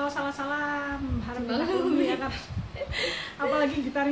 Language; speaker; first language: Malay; non-native, local second language; Javanese